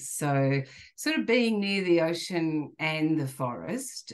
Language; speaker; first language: English; native; English